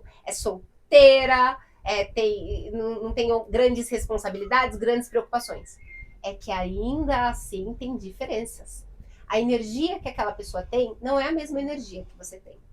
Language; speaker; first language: Portuguese; native; Portuguese